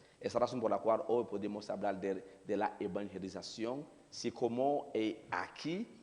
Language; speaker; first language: Spanish; non-native, learner; Haitian Creole